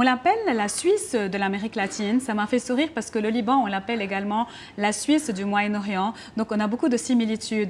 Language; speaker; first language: French; non-native, local second language; Arabic